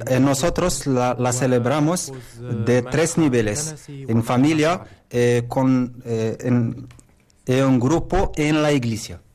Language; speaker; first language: Spanish; non-native, learner; Arabic